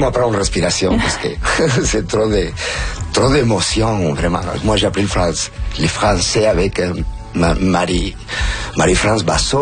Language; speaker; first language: French; non-native, fluent; Spanish